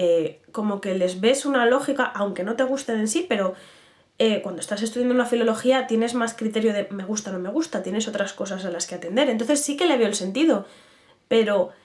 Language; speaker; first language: Spanish; native; Spanish